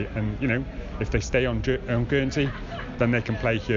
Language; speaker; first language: English; native; English